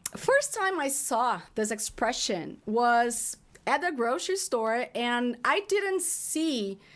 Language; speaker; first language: English; non-native, fluent; Portuguese